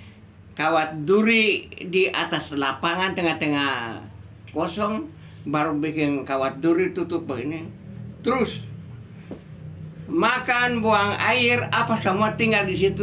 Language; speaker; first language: Indonesian; non-native, local second language; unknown